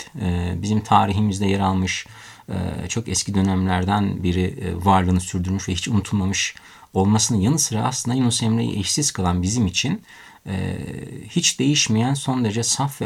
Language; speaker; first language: Turkish; native; Turkish